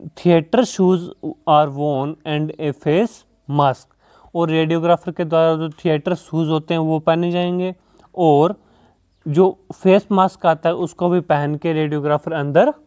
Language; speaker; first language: Hindi; native; Hindi